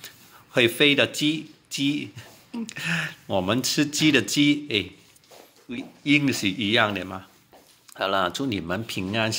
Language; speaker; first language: Chinese; non-native, local second language; Cantonese